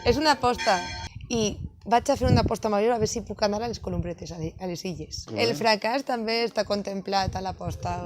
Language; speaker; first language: Catalan; non-native, local second language; Spanish